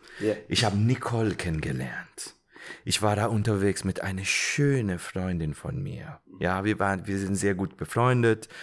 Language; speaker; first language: German; non-native, fluent; English